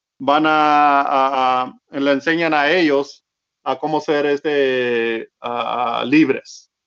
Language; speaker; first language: Spanish; early bilingual, heritage; Spanish